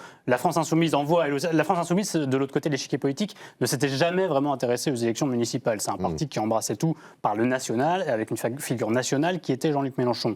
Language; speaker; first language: French; native; French